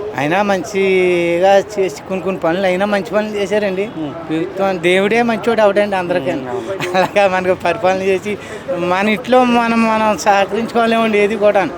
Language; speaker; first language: Telugu; native; Telugu